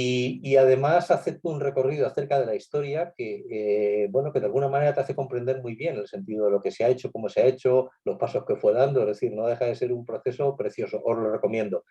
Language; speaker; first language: Spanish; native; Spanish